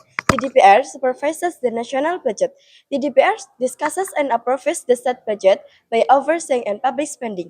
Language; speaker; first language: English; non-native, learner; Indonesian